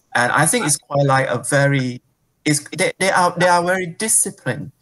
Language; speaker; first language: English; non-native, fluent; Thai